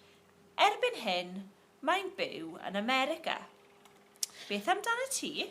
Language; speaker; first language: Welsh; non-native, local second language; English